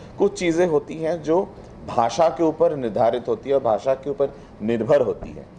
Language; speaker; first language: Hindi; non-native, local second language; Bangla